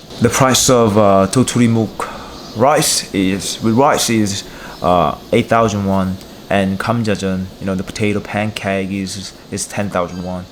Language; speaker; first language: English; non-native, learner; Korean